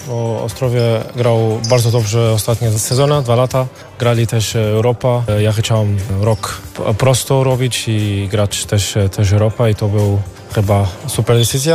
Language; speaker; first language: Polish; non-native, learner; Portuguese